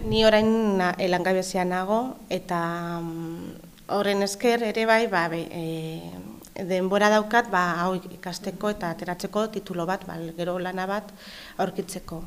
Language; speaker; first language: Basque; non-native, local second language; Spanish